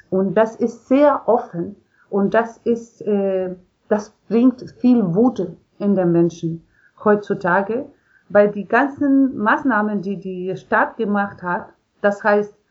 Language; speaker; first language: German; non-native, fluent; Spanish